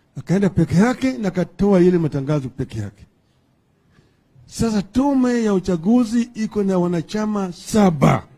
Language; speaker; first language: Swahili; non-native, local second language; Luo (Kenya and Tanzania)